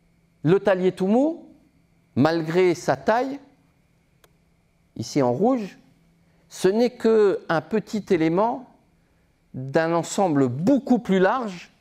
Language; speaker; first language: French; native; French